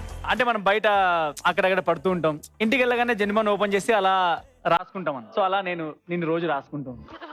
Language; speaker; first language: Telugu; native; Telugu